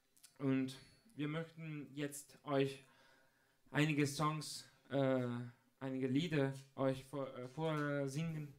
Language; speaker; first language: German; non-native, fluent; Italian